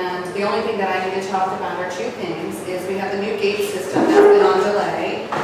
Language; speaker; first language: English; native; English